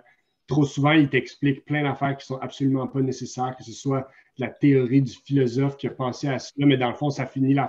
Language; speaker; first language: French; native; French